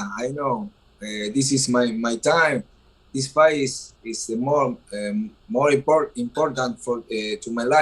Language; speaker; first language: English; non-native, learner; Spanish